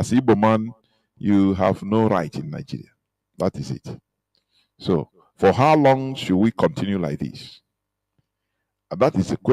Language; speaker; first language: English; non-native, local second language; Igbo